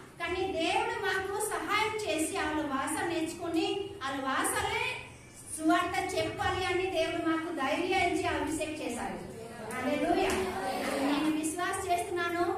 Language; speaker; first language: Telugu; non-native, learner; Odia